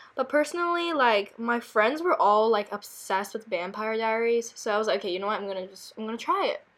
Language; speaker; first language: English; early bilingual, other home language; Korean